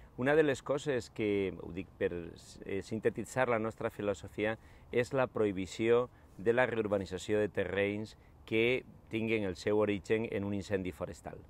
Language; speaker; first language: Catalan; non-native, local second language; Spanish